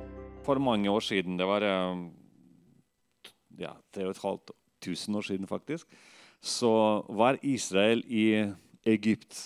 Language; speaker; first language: Norwegian; non-native, fluent; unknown